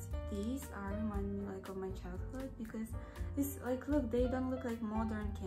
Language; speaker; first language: English; non-native, learner; Russian